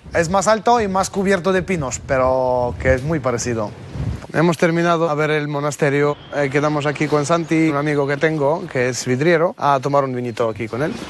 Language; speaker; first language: Spanish; non-native, fluent; Ukrainian